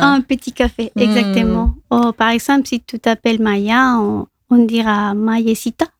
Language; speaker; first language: French; non-native, fluent; Spanish